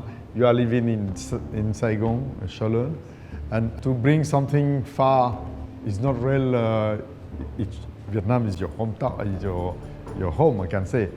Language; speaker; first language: English; non-native, fluent; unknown